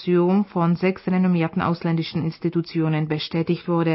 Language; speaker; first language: German; non-native, fluent; Czech